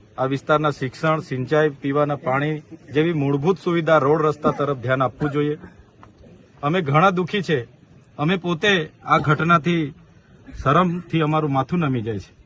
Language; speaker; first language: Gujarati; non-native, local second language; Bhili